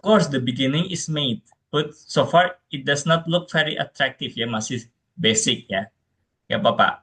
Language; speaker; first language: English; non-native, fluent; Indonesian